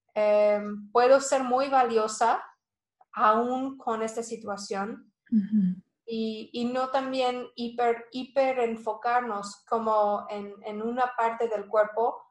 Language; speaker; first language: Spanish; non-native, fluent; English